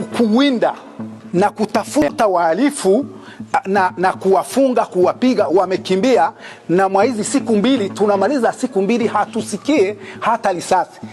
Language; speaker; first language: Swahili; native; Swahili